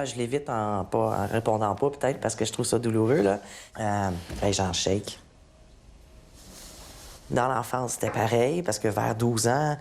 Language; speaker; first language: French; native; French